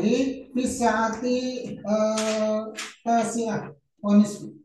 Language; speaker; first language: Arabic; non-native, learner; Indonesian